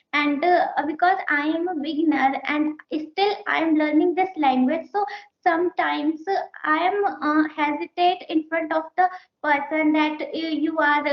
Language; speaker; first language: English; non-native, learner; Hindi